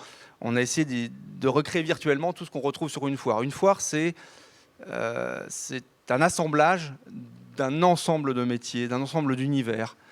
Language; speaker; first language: French; native; French